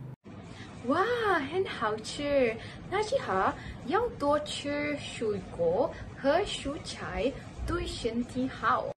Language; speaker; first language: Chinese; non-native, learner; Malay